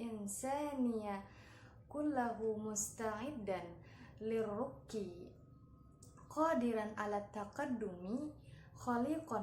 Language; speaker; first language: Arabic; non-native, learner; Indonesian